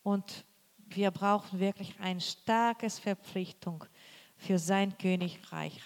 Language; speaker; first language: German; non-native, learner; Portuguese